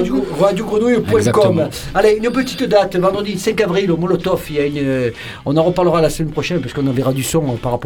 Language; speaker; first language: French; native; French